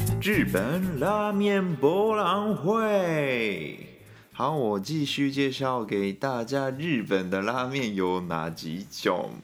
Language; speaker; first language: Chinese; non-native, fluent; Japanese